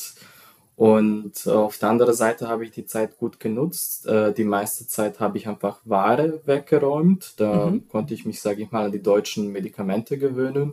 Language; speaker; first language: German; non-native, fluent; Serbian